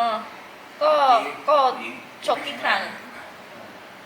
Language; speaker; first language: Thai; non-native, learner; English